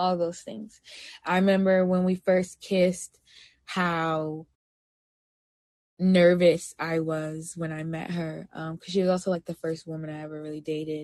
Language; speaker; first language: English; native; English